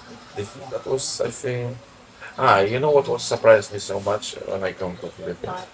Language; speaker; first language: English; non-native, learner; Polish